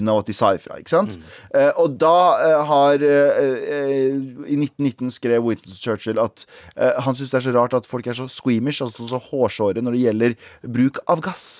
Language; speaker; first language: Norwegian; early bilingual, other home language; Kurdish